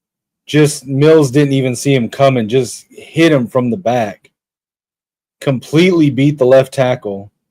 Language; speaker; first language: English; native; English